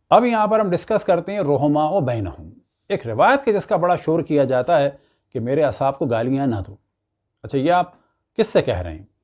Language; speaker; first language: Urdu; native; Urdu